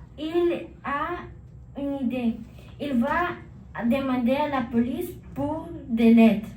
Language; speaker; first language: French; non-native, learner; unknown